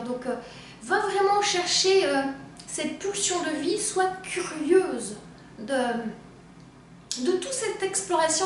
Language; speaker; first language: French; native; French